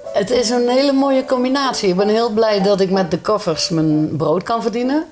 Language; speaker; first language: Dutch; native; Dutch